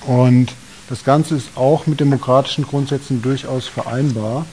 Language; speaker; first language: German; native; German